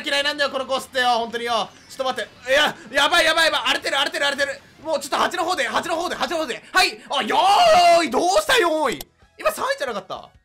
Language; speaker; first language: Japanese; native; Japanese